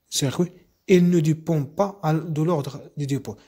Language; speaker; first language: French; non-native, local second language; Arabic